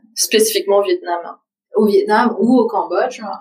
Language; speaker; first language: French; early bilingual, other home language; Vietnamese